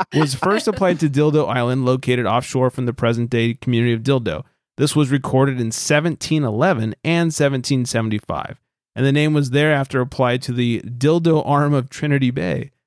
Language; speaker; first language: English; native; English